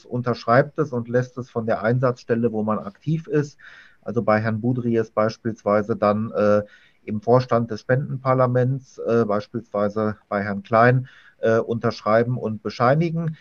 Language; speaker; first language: German; native; German